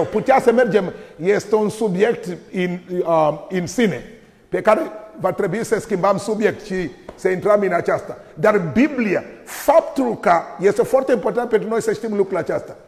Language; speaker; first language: Romanian; non-native, learner; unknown